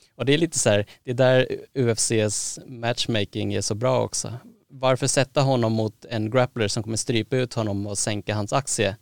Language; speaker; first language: Swedish; native; Swedish